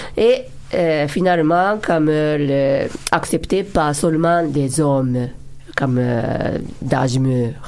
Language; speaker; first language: French; non-native, learner; Japanese